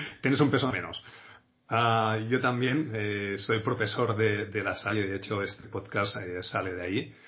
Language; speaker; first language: Spanish; non-native, local second language; Catalan